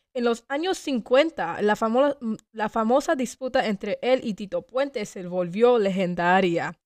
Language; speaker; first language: Spanish; early bilingual, heritage; Spanish